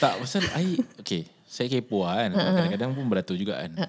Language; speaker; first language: Malay; native; Malay